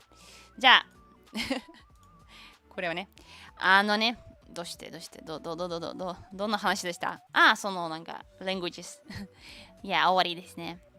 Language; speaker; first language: Japanese; non-native, learner; Russian